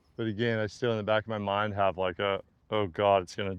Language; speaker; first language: English; native; English